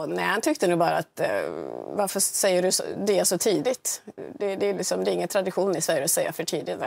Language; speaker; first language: Swedish; early bilingual, other home language; Swahili